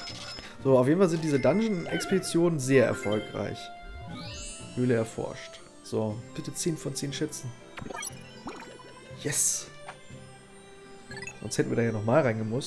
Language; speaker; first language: German; native; German